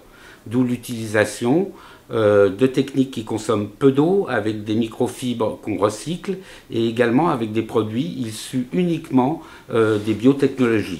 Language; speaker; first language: French; native; French